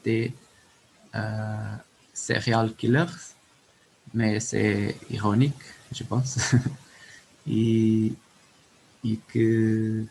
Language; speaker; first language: French; non-native, learner; Portuguese